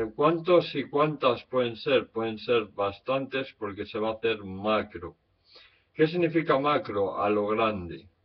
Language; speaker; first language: Spanish; native; Spanish